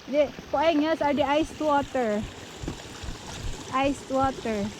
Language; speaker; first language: Norwegian; non-native, learner; Filipino